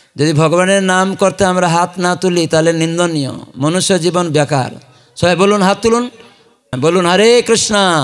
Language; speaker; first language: Bangla; non-native, fluent; Odia